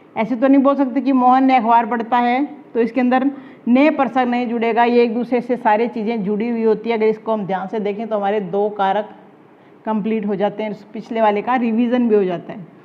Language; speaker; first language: Hindi; native; Hindi